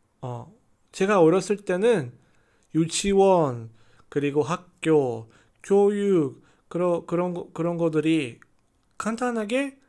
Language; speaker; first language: Korean; non-native, learner; Chinese